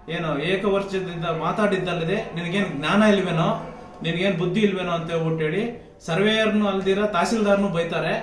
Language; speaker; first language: Kannada; native; Kannada